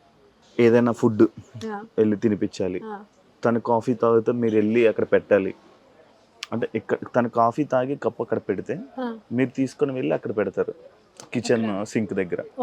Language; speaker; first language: Telugu; native; Telugu